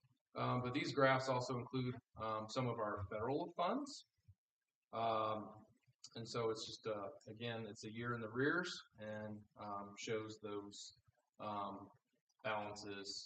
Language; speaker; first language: English; native; English